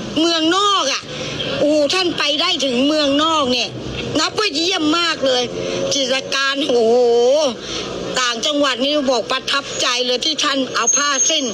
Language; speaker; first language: Thai; native; Thai